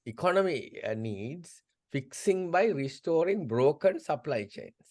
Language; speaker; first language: English; non-native, local second language; Sinhala